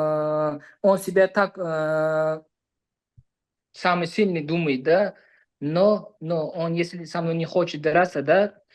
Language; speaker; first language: Russian; non-native, learner; Uzbek